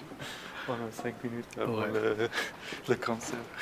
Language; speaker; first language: French; non-native, learner; English